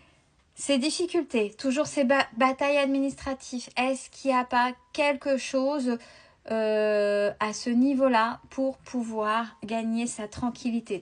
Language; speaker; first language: French; native; French